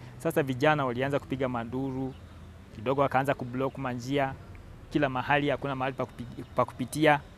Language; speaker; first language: Swahili; non-native, local second language; Meru